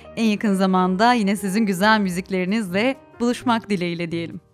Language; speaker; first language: Turkish; native; Turkish